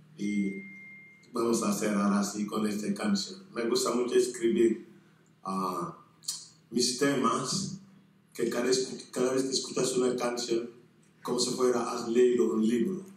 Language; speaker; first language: Spanish; non-native, fluent; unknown